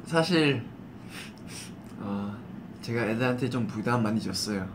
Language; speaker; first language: Korean; non-native, fluent; English